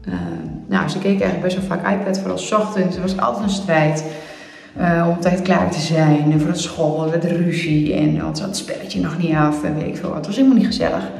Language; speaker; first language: Dutch; native; Dutch